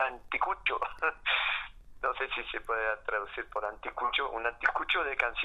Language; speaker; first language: Spanish; non-native, fluent; French